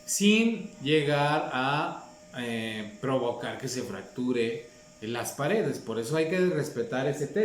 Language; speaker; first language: Spanish; native; Spanish